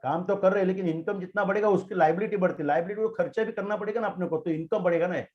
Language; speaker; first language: Hindi; non-native, local second language; Marathi